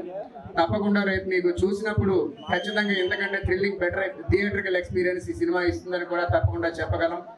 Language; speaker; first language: Telugu; native; Telugu